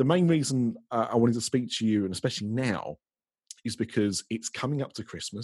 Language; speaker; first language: English; native; English